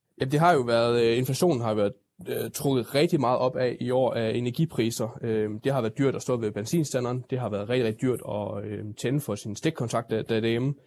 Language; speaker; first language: Danish; native; Danish